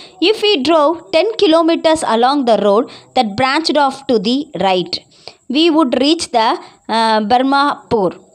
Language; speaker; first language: English; non-native, local second language; Tamil